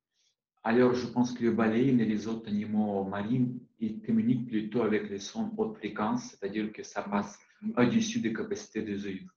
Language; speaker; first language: French; non-native, fluent; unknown